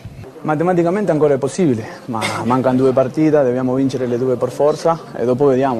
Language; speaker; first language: Italian; non-native, learner; Spanish